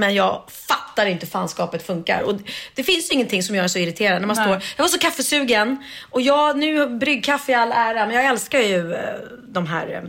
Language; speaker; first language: Swedish; native; Swedish